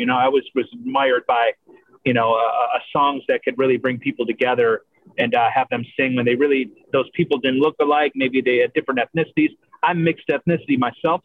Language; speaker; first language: English; native; English